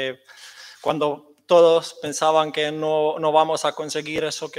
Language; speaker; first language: Spanish; non-native, fluent; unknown